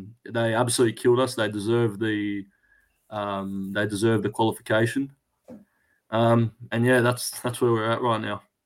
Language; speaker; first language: English; early bilingual, other home language; Greek